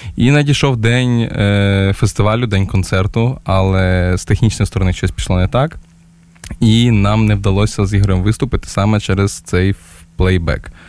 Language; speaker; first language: Ukrainian; native; Ukrainian